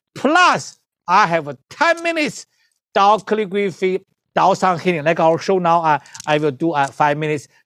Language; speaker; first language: English; non-native, learner; Chinese